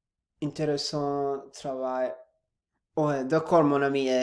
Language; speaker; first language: French; non-native, learner; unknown